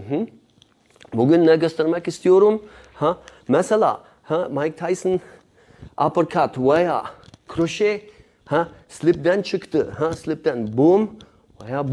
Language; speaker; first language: Turkish; non-native, learner; Polish